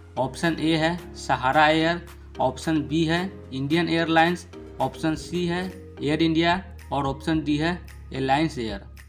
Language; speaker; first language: Hindi; native; Hindi